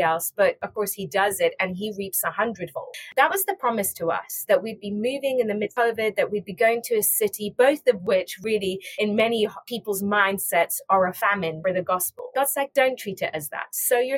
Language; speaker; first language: English; native; English